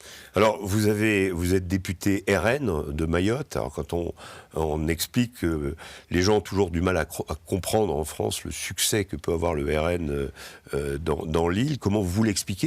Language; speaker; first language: French; native; French